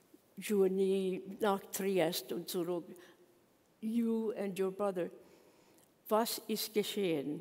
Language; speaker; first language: German; non-native, learner; English